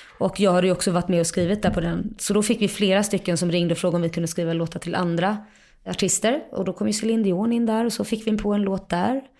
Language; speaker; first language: Swedish; native; Swedish